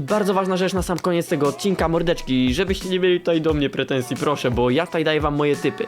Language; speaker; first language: Polish; native; Polish